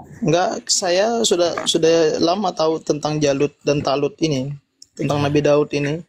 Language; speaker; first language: Indonesian; non-native, local second language; Banjar